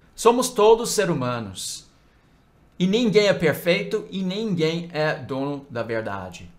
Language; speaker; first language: Portuguese; non-native, fluent; English